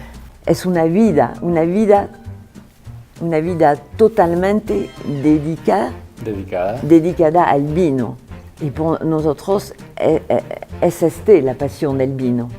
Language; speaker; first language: Spanish; non-native, fluent; French